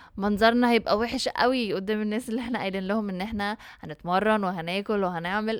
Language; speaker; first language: Arabic; early bilingual, heritage; Arabic